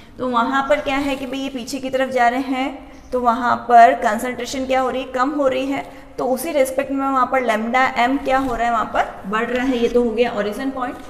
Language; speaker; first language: Hindi; native; Hindi